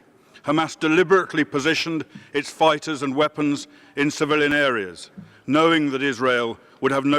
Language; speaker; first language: English; native; English